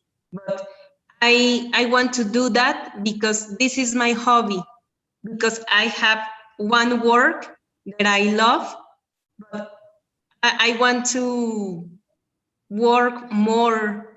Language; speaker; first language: English; non-native, learner; Spanish